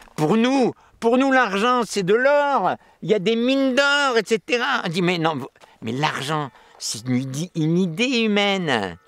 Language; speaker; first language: French; native; French